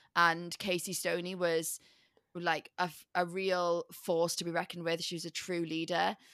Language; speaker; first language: English; native; English